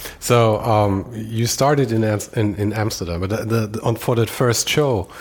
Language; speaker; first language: English; non-native, fluent; German